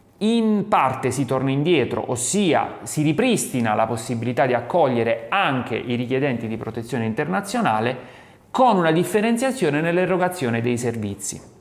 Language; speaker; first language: Italian; native; Italian